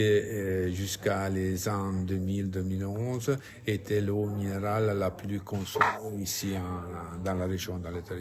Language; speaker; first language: French; non-native, fluent; Italian